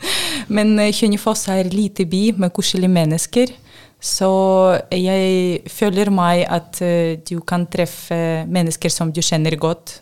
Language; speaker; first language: Norwegian; non-native, learner; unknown